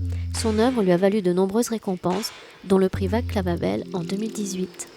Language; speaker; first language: French; native; French